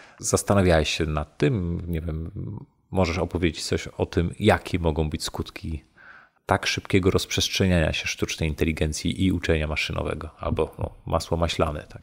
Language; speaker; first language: Polish; native; Polish